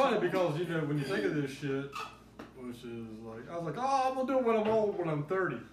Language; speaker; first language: English; native; English